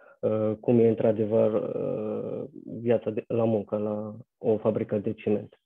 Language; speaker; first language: Romanian; non-native, fluent; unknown